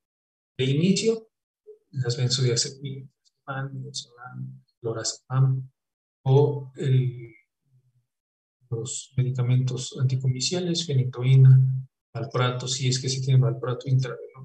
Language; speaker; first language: Spanish; native; Spanish